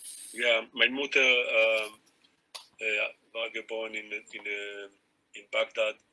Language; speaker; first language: German; non-native, learner; Hebrew